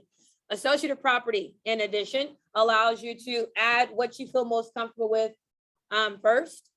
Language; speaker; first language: English; native; English